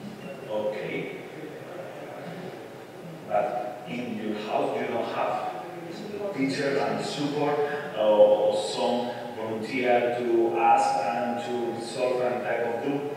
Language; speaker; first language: English; non-native, fluent; Spanish